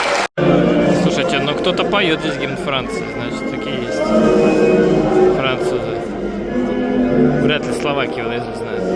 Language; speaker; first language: Russian; native; Russian